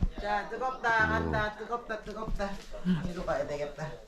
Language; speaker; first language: Korean; native; Korean